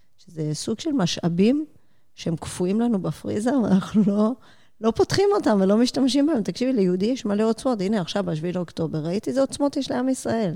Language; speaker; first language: Hebrew; early bilingual, heritage; Hebrew